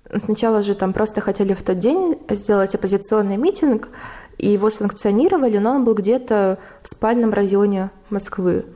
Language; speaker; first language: Russian; native; Russian